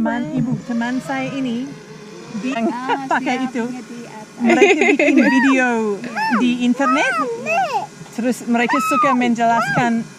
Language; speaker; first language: Indonesian; non-native, fluent; English